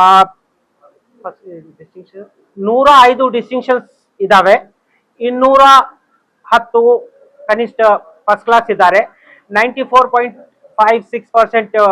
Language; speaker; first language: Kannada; non-native, local second language; Urdu